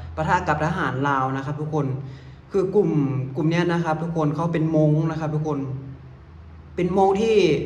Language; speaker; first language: Thai; native; Thai